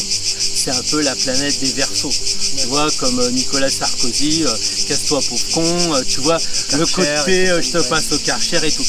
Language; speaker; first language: French; native; French